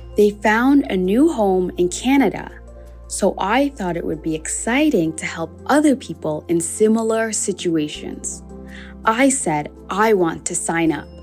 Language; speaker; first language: English; native; English